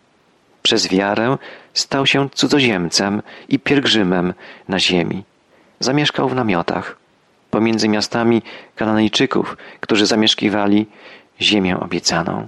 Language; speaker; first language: Polish; native; Polish